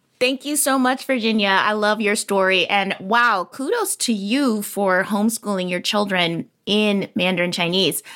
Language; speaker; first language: English; native; English